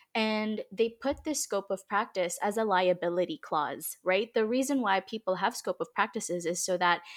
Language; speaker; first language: English; early bilingual, other home language; Filipino